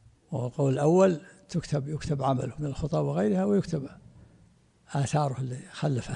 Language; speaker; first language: Arabic; native; Arabic